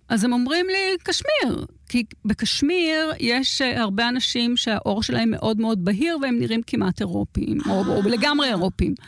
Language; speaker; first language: Hebrew; native; Hebrew